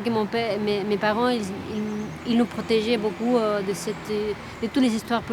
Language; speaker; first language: French; non-native, fluent; Spanish